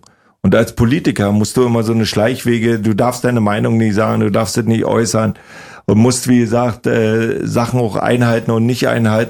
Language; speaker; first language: German; native; German